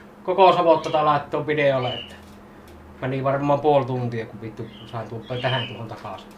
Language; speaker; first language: Finnish; native; Finnish